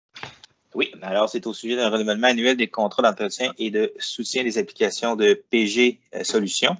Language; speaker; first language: French; native; French